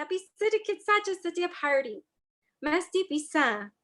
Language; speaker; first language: Indonesian; non-native, learner; English